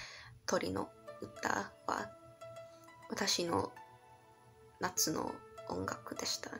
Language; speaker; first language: Japanese; non-native, learner; English